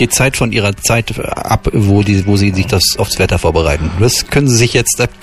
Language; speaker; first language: German; native; German